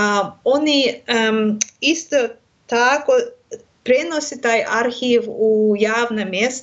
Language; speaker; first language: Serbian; non-native, learner; Russian